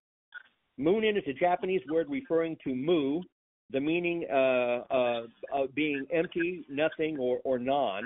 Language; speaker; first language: English; native; English